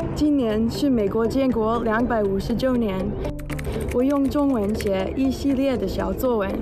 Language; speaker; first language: Chinese; non-native, fluent; English